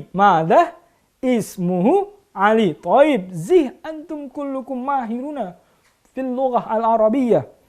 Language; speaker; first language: Arabic; non-native, fluent; Indonesian